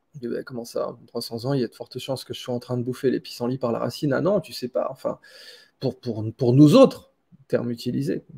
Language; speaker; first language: French; native; French